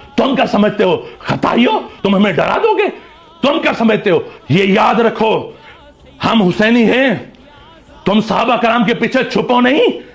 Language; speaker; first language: Urdu; non-native, local second language; Saraiki